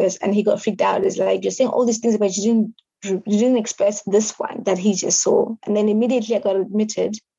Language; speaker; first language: English; non-native, local second language; Southern Sotho